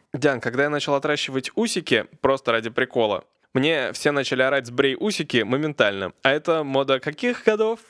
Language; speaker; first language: Russian; native; Russian